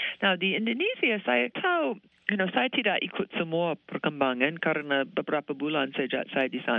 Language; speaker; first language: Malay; non-native, fluent; English